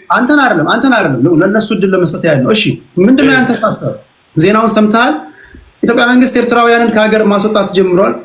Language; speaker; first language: Amharic; native; Amharic